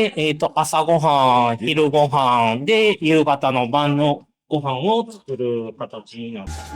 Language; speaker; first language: Japanese; native; Japanese